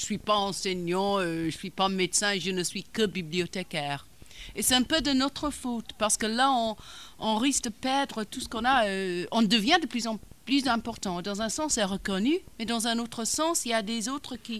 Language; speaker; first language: French; non-native, fluent; English